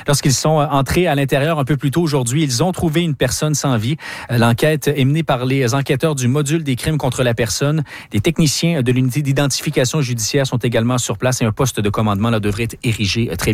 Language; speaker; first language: French; native; French